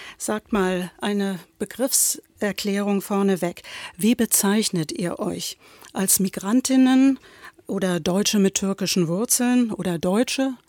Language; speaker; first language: German; native; German